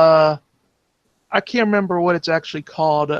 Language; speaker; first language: English; native; English